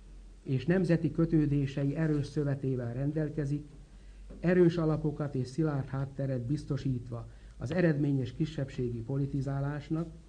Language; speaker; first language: Hungarian; native; Hungarian